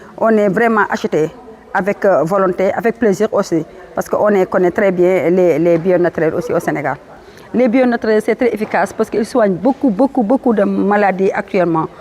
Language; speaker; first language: French; non-native, local second language; Wolof